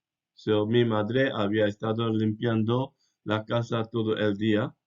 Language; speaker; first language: Spanish; non-native, fluent; English